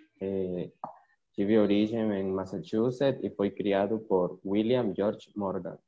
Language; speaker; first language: Portuguese; non-native, learner; Spanish